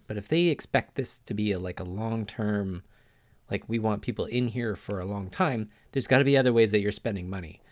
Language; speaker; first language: English; native; English